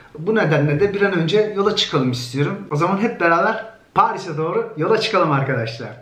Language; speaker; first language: Turkish; native; Turkish